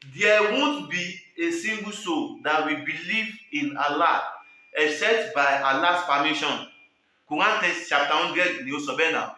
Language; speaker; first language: English; non-native, local second language; Yoruba